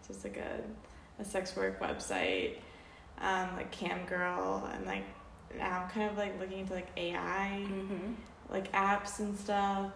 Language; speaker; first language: English; native; English